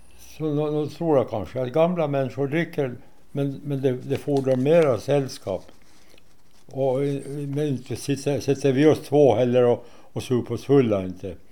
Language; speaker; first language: Swedish; native; Swedish